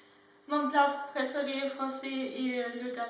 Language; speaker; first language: French; non-native, learner; German